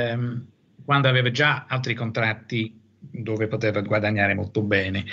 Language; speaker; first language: Italian; non-native, fluent; English